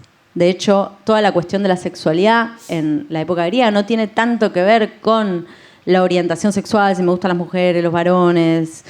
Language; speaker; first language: Spanish; native; Spanish